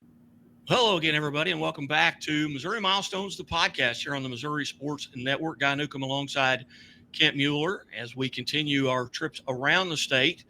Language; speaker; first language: English; native; English